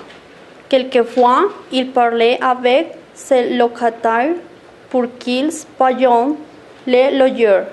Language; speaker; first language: French; non-native, learner; Spanish